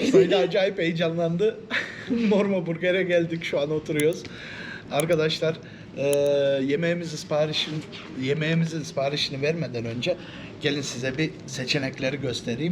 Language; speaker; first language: Turkish; early bilingual, heritage; Turkish